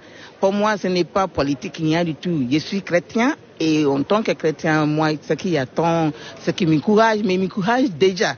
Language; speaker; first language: French; non-native, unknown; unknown